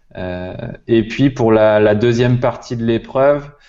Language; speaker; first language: French; native; French